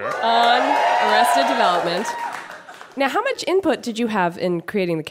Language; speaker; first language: English; native; English